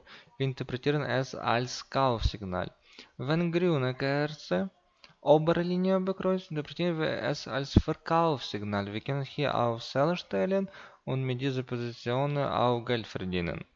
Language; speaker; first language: German; non-native, learner; Russian